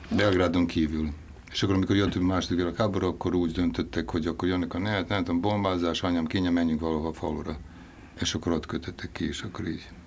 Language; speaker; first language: Hungarian; non-native, local second language; Serbian